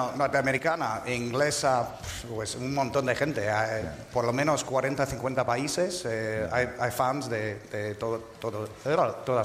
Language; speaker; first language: Spanish; non-native, fluent; English